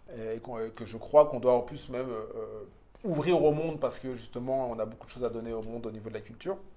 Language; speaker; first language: French; early bilingual, other home language; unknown